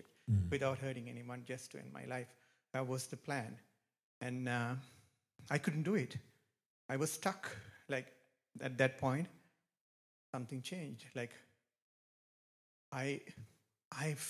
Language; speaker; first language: English; non-native, local second language; Sinhala